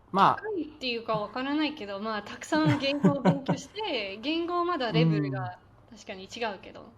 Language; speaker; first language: Japanese; non-native, fluent; Afrikaans